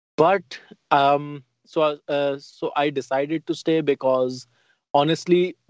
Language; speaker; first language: English; non-native, local second language; Hindi